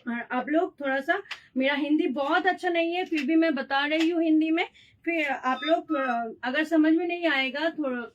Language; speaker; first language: Hindi; non-native, local second language; Bangla